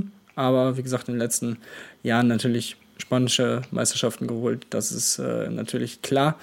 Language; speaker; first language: German; native; German